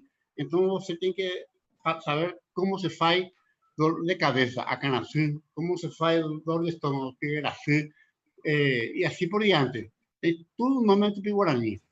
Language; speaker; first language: Portuguese; non-native, local second language; Spanish